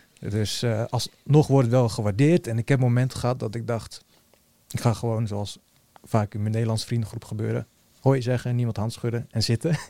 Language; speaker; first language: Dutch; early bilingual, other home language; Bosnian